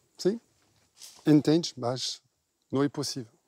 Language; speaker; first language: Portuguese; non-native, learner; French